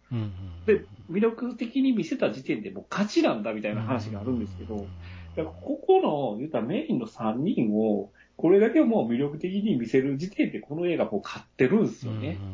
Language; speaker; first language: Japanese; native; Japanese